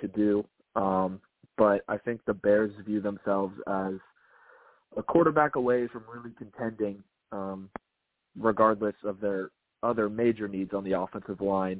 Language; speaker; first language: English; native; English